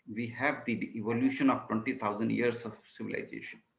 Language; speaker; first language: English; non-native, local second language; Hindi